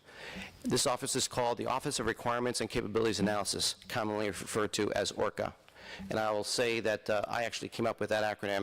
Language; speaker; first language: English; native; English